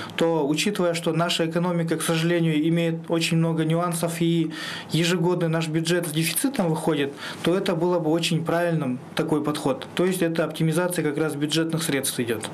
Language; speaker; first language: Russian; non-native, local second language; Kyrgyz